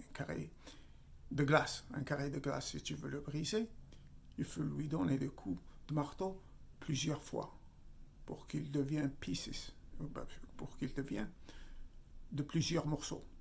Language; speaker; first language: French; non-native, local second language; Arabic